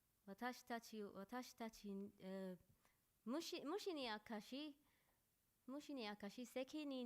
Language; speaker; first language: Japanese; non-native, learner; Arabic